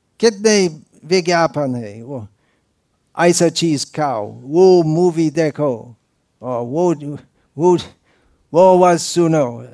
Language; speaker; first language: Hindi; non-native, fluent; English